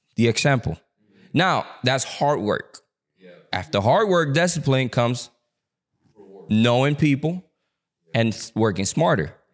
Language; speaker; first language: English; early bilingual, other home language; Spanish